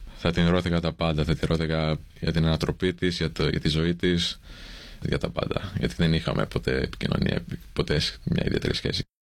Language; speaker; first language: Greek; early bilingual, heritage; English